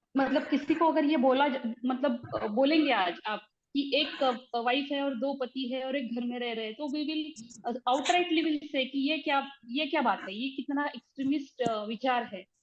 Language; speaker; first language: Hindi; non-native, local second language; Marathi